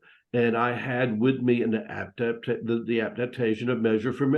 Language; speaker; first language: English; native; English